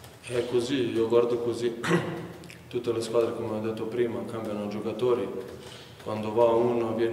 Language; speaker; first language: Italian; non-native, learner; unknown